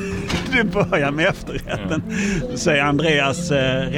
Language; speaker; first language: Swedish; native; Swedish